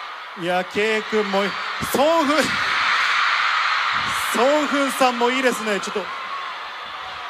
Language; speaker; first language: Japanese; native; Japanese